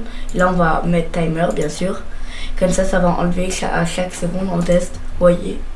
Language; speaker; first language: French; native; French